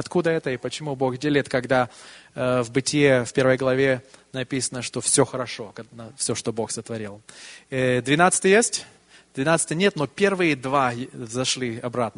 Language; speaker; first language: Russian; early bilingual, heritage; Russian